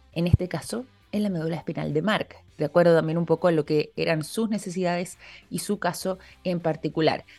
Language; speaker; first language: Spanish; native; Spanish